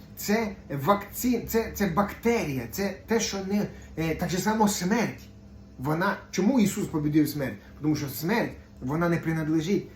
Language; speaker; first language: Ukrainian; non-native, local second language; Russian